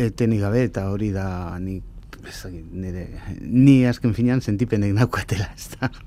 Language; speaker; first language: Basque; native; Basque